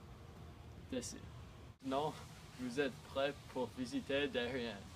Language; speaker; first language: French; non-native, learner; English